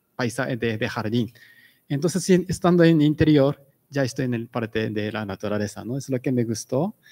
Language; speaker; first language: Spanish; non-native, fluent; Japanese